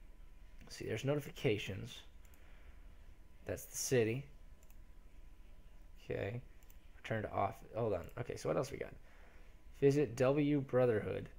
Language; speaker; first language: English; native; English